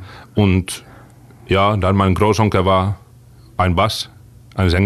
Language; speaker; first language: German; non-native, fluent; Finnish